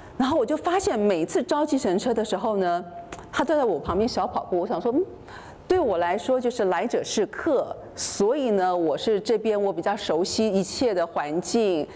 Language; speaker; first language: Chinese; native; Chinese